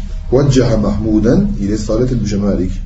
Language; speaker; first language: Arabic; non-native, fluent; French